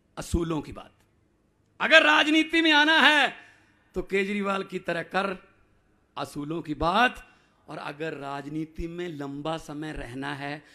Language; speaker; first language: Hindi; non-native, local second language; Punjabi